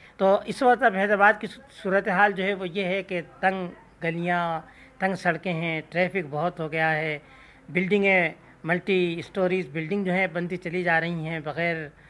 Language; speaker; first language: Urdu; non-native, local second language; Sindhi